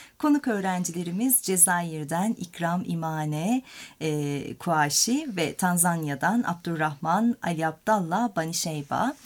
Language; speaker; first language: Turkish; native; Turkish